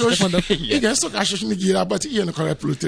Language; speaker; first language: Hungarian; non-native, learner; Yoruba